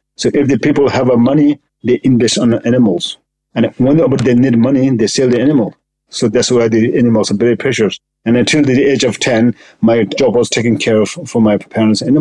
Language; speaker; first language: English; non-native, local second language; Sherpa